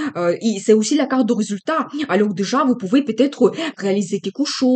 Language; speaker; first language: French; non-native, fluent; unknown